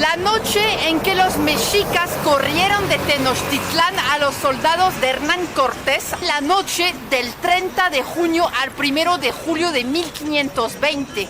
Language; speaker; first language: Spanish; native; Spanish